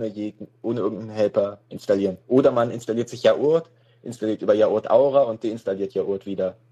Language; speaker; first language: German; native; German